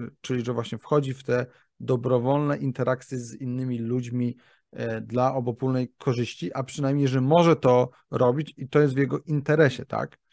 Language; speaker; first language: Polish; native; Polish